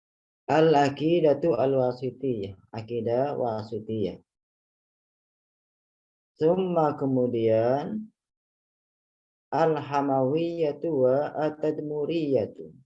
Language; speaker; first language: Arabic; non-native, fluent; Indonesian